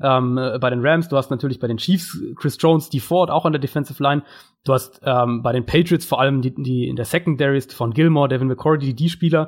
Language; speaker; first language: German; native; German